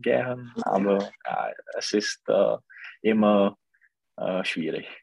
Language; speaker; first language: German; non-native, learner; Czech